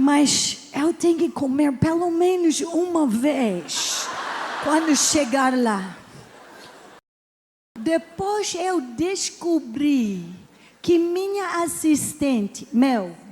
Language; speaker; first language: Portuguese; non-native, learner; English